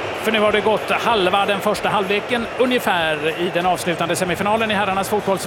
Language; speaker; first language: Swedish; native; Swedish